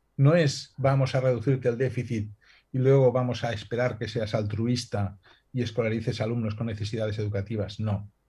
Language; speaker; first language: Spanish; non-native, local second language; Catalan